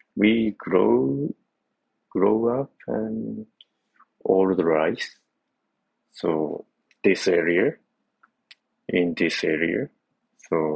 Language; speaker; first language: English; non-native, learner; Japanese